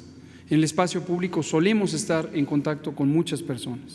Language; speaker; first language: Spanish; native; Spanish